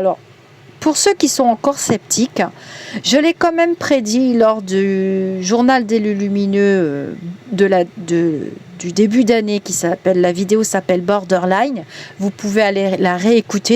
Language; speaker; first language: French; native; French